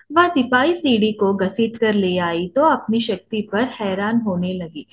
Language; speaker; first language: Hindi; non-native, local second language; Telugu